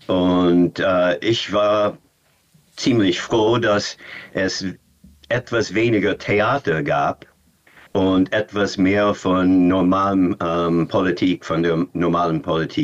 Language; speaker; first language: German; non-native, fluent; English